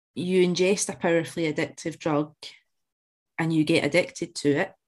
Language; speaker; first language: English; native; English